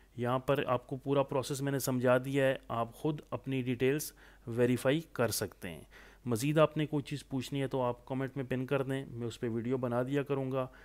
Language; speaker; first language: Urdu; non-native, local second language; Punjabi